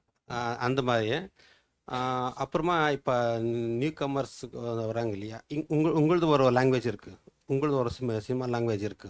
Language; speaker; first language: Tamil; non-native, fluent; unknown